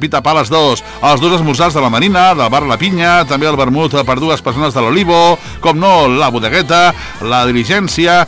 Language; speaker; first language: Catalan; native; Catalan